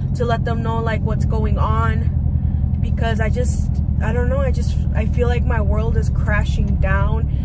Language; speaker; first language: English; early bilingual, other home language; Spanish